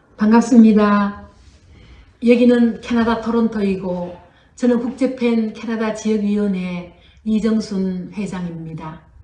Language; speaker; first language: Korean; native; Korean